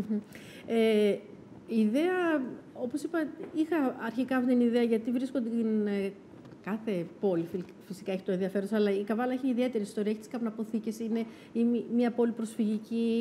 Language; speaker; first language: Greek; native; Greek